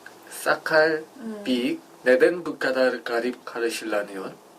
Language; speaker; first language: Turkish; non-native, learner; Korean